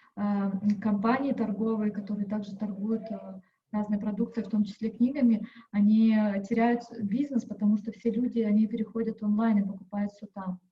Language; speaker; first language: Russian; native; Russian